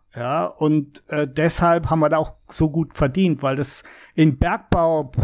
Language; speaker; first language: German; native; German